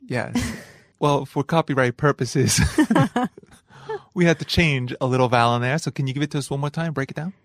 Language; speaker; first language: English; native; English